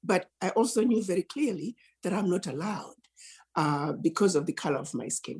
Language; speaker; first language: English; non-native, local second language; Shona